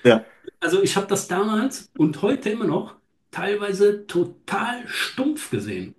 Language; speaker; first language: German; native; German